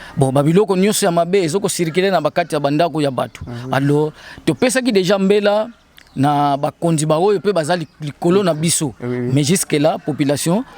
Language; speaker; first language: Lingala; non-native, local second language; Kongo